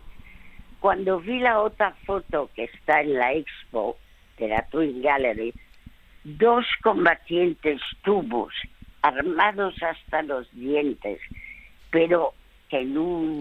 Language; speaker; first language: Spanish; early bilingual, other home language; French